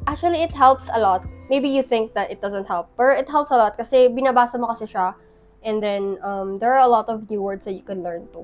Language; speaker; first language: English; non-native, local second language; Filipino